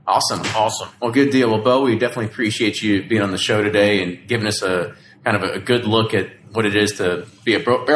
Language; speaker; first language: English; native; English